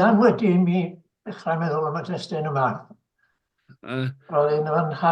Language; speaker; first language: Welsh; native; Welsh